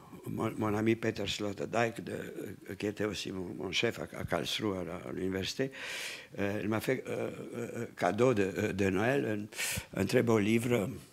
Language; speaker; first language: French; non-native, fluent; Romanian